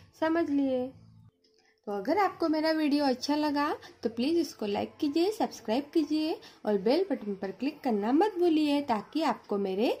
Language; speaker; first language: Hindi; non-native, local second language; Marathi